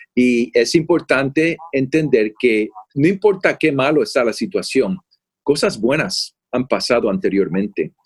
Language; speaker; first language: Spanish; early bilingual, heritage; Spanish